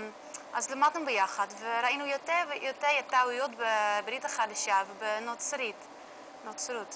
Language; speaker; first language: Hebrew; non-native, learner; Dutch